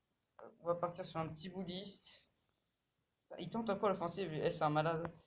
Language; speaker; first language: French; native; French